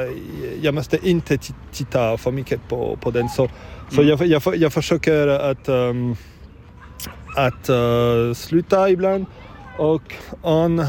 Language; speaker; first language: Swedish; non-native, learner; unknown